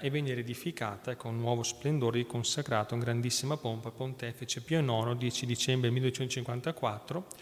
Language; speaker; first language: Italian; native; Italian